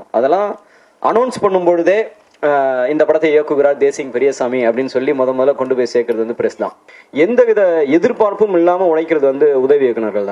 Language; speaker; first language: Tamil; native; Tamil